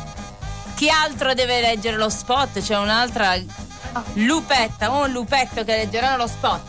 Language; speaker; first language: Italian; native; Italian